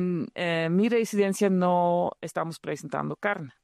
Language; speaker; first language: Spanish; non-native, fluent; Dutch